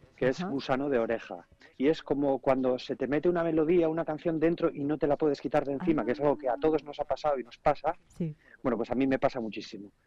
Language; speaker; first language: Spanish; non-native, local second language; Basque